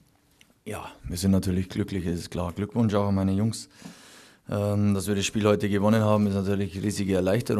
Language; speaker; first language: German; native; German